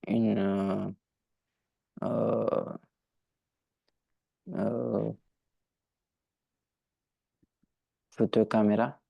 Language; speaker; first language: French; non-native, learner; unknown